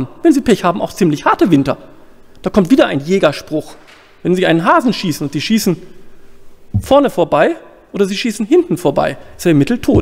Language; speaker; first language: German; native; German